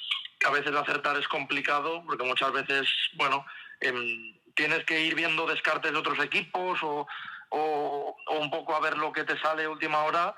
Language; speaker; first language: Spanish; native; Spanish